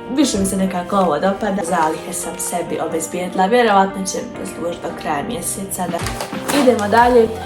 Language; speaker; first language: Bosnian; early bilingual, heritage; Bosnian